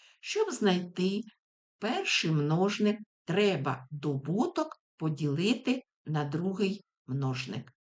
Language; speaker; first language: Ukrainian; native; Ukrainian